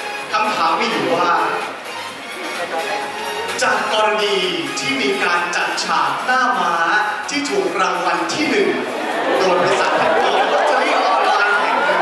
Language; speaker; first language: Thai; native; Thai